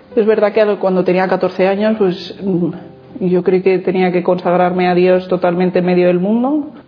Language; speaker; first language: Spanish; native; Spanish